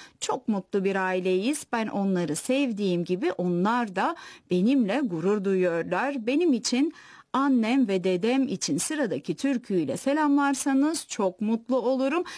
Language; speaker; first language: Turkish; native; Turkish